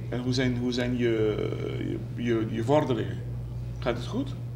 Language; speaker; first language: Dutch; non-native, local second language; Papiamento